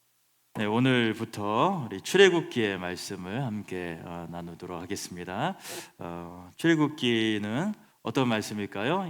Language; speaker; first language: Korean; native; Korean